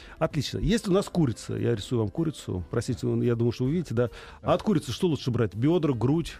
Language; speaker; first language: Russian; native; Russian